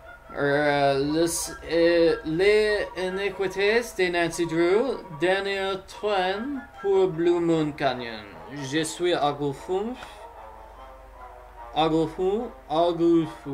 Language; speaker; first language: French; non-native, learner; English